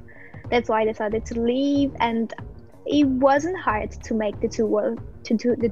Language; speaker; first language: English; non-native, fluent; Italian